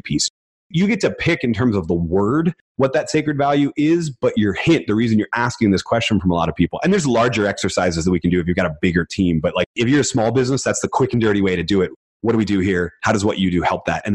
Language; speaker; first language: English; native; English